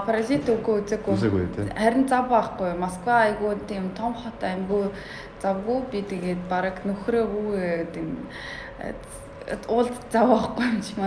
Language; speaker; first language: Mongolian; early bilingual, heritage; Mongolian